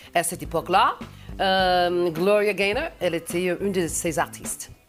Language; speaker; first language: French; non-native, fluent; English